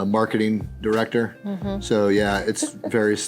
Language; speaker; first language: English; native; English